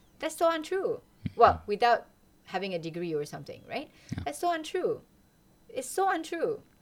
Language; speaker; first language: English; non-native, local second language; Malay